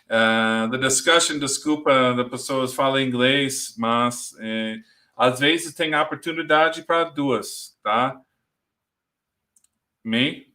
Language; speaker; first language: Portuguese; non-native, learner; English